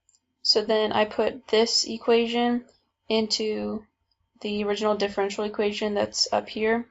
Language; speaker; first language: English; native; English